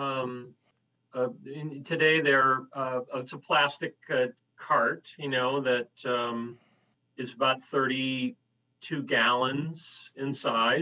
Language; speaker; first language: English; native; English